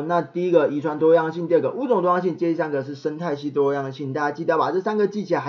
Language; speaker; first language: Chinese; native; Chinese